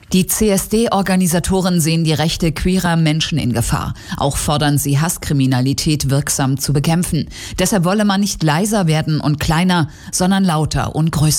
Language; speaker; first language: German; native; German